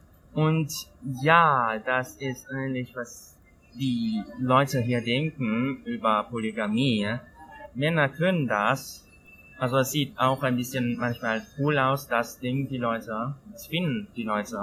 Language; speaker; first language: German; non-native, learner; Thai